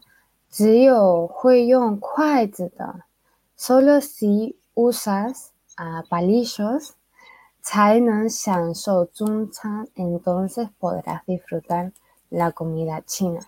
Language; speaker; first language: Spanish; early bilingual, other home language; Chinese